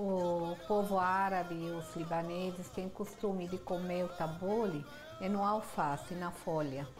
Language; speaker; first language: Portuguese; non-native, fluent; Arabic